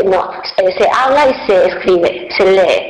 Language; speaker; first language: Spanish; non-native, fluent; Chinese